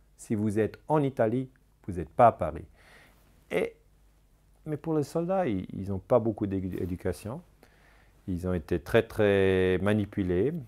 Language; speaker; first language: French; non-native, local second language; German